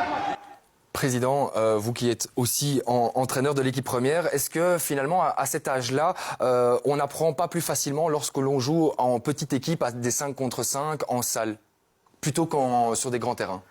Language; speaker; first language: French; native; French